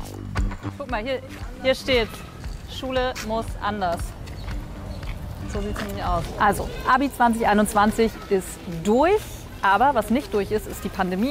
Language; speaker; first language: German; native; German